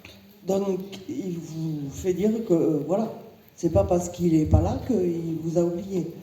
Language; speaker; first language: French; native; French